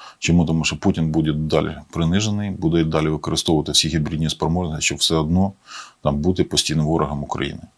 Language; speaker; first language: Ukrainian; native; Ukrainian